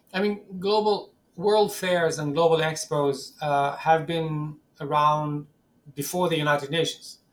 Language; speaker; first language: English; non-native, fluent; Arabic